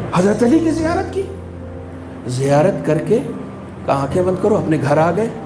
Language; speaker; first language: Urdu; native; Urdu